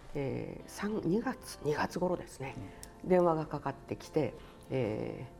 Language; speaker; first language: Japanese; native; Japanese